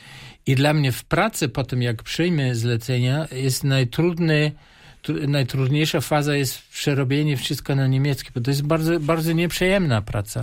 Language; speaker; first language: Polish; non-native, fluent; German